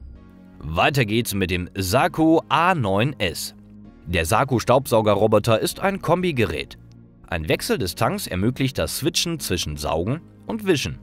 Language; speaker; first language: German; native; German